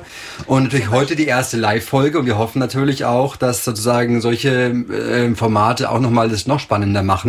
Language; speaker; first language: German; native; German